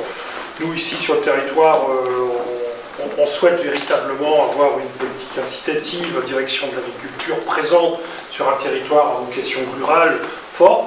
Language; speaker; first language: French; native; French